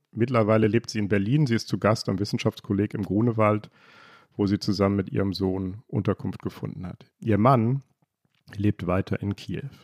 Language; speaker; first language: German; native; German